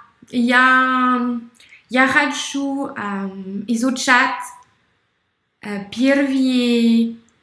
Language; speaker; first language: Russian; non-native, learner; French